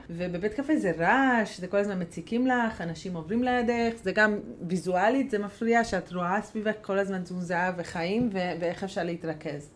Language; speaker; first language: Hebrew; non-native, fluent; Hungarian